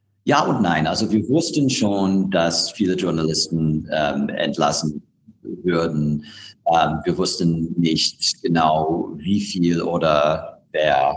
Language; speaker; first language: German; non-native, fluent; English